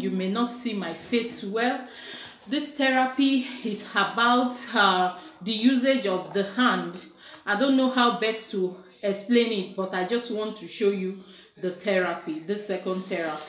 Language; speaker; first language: English; non-native, local second language; Igbo